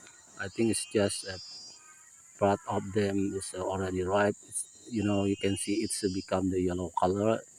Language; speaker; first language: English; non-native, learner; Indonesian